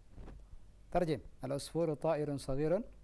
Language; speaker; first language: Arabic; non-native, fluent; Indonesian